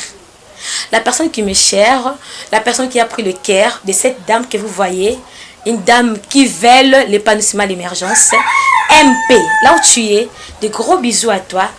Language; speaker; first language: French; non-native, local second language; Lingala